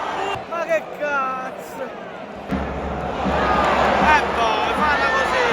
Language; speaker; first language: Italian; native; Italian